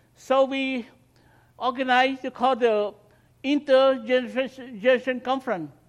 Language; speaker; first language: English; non-native, learner; Khmer